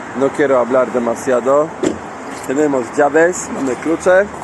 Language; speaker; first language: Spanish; non-native, fluent; Polish